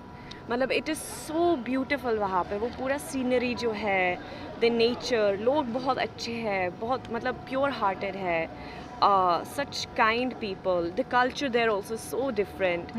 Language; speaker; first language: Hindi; non-native, fluent; Swedish